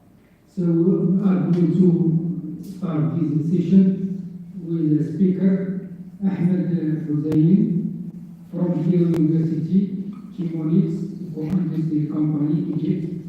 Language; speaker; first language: English; non-native, fluent; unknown